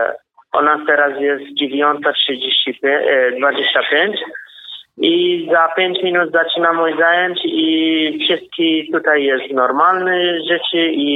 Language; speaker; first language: Polish; non-native, learner; Kurdish